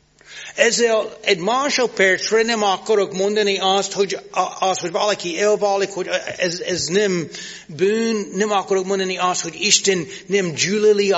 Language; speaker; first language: Hungarian; non-native, learner; English